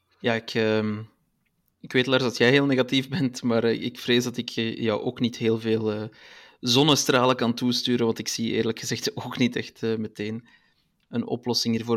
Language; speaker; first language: Dutch; native; Dutch